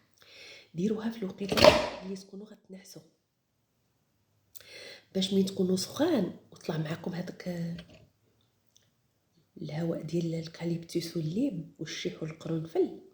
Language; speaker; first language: Arabic; native; Arabic